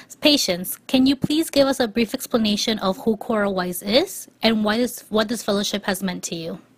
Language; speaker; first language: English; native; English